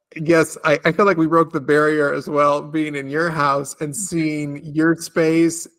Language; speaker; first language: English; native; English